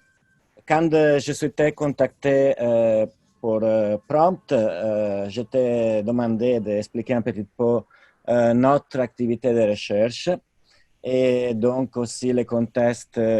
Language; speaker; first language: French; non-native, fluent; Italian